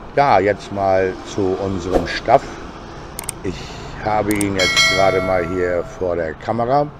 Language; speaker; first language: German; native; German